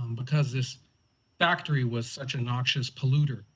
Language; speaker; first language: English; native; English